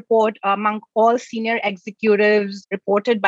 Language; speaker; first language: English; non-native, local second language; Hindi